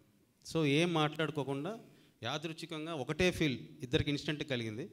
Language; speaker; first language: Telugu; native; Telugu